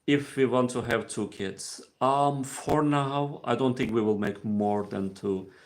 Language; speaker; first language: English; non-native, fluent; Turkish